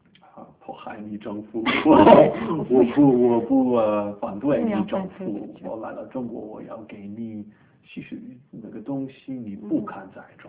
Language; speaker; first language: Chinese; non-native, learner; English